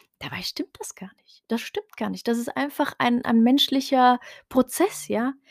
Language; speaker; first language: German; early bilingual, other home language; Riffian